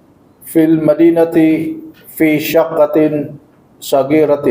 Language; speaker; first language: Arabic; non-native, learner; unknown